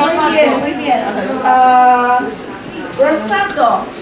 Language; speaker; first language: Spanish; non-native, learner; Chinese